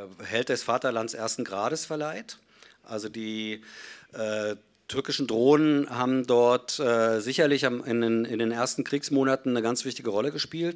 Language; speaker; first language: German; native; German